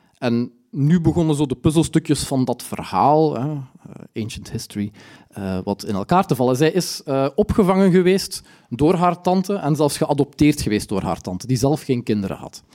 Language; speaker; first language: Dutch; native; Dutch